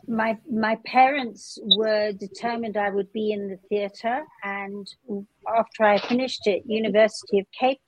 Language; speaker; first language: English; native; English